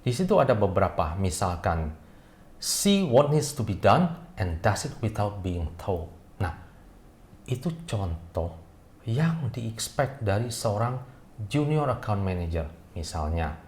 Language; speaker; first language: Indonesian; native; Indonesian